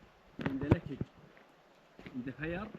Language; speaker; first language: English; non-native, learner; Arabic